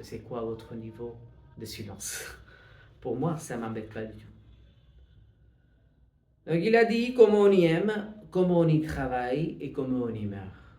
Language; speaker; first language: French; non-native, fluent; Hindi